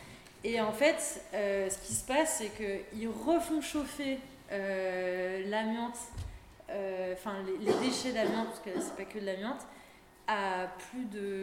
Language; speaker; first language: French; native; French